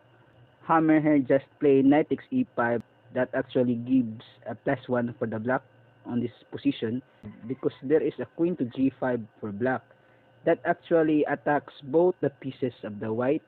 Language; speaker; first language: English; non-native, local second language; Filipino